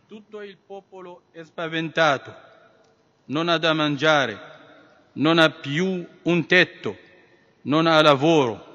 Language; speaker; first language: Italian; non-native, fluent; Arabic